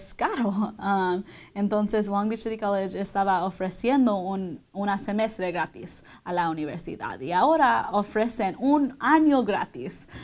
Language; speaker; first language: Spanish; early bilingual, heritage; Spanish